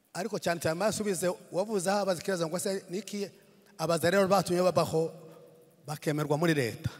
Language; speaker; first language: Kinyarwanda; native; Kinyarwanda